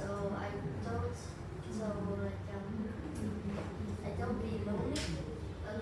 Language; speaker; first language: English; non-native, learner; Vietnamese